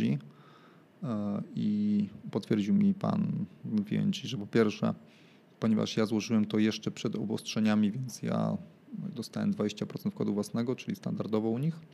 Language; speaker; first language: Polish; native; Polish